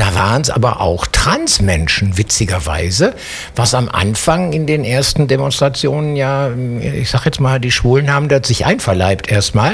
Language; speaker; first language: German; native; German